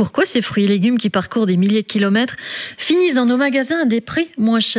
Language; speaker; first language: French; native; French